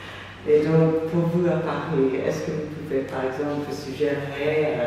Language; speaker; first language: French; non-native, fluent; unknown